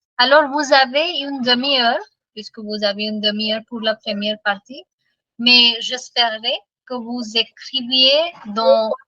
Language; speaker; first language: French; non-native, fluent; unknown